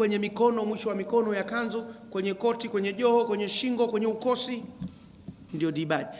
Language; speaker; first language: Swahili; native; Swahili